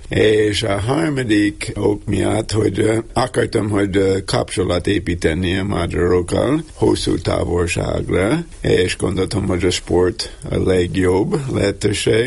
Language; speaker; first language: Hungarian; non-native, learner; English